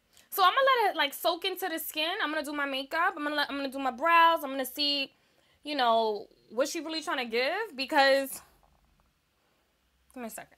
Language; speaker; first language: English; early bilingual, other home language; Spanish